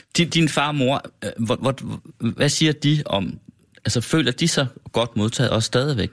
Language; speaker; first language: Danish; native; Danish